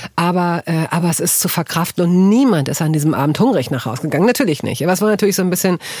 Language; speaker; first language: German; native; German